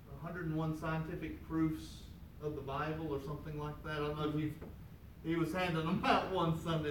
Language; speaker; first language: English; native; English